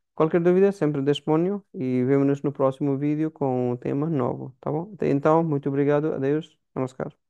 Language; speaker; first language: Portuguese; non-native, fluent; Hindi